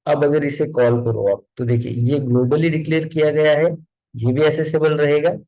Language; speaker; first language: Hindi; non-native, local second language; Marathi